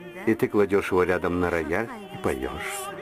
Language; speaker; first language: Russian; native; Russian